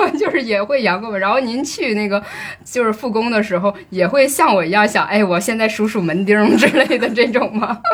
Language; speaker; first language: Chinese; native; Chinese